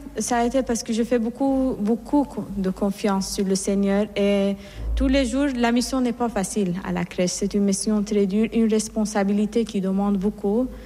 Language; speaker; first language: French; non-native, fluent; Persian